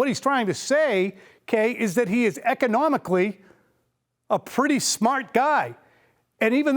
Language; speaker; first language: English; native; English